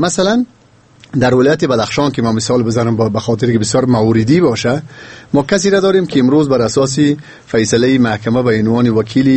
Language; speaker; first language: Persian; native; Persian